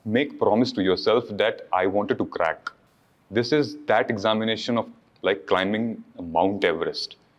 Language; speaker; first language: Hindi; native; Hindi